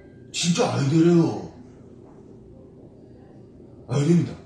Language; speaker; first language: Korean; native; Korean